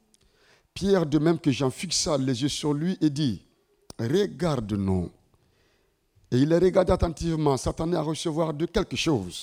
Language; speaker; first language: French; non-native, local second language; Mossi